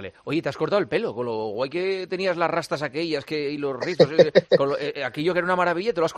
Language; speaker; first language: Spanish; native; Spanish